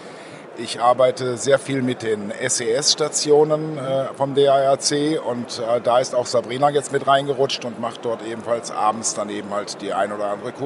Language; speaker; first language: German; native; German